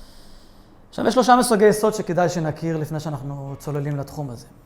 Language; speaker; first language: Hebrew; native; Hebrew